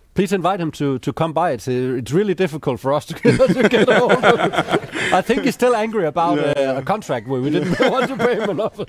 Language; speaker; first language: English; non-native, fluent; Danish